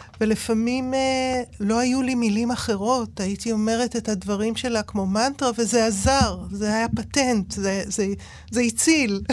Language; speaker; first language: Hebrew; native; Hebrew